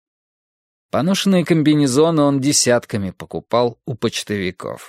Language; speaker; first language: Russian; native; Russian